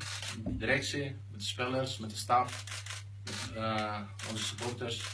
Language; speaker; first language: Dutch; non-native, learner; Greek